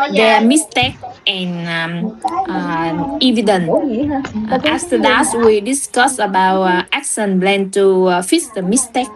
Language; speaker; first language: English; non-native, learner; Vietnamese